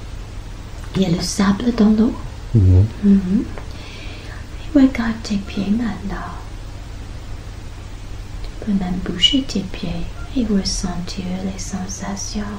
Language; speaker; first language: French; non-native, fluent; English